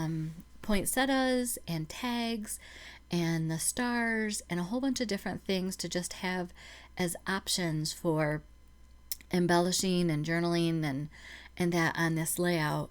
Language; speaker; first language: English; native; English